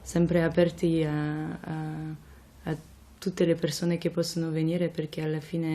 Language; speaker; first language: Italian; non-native, fluent; French